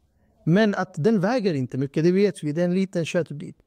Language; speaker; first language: Swedish; non-native, fluent; Urdu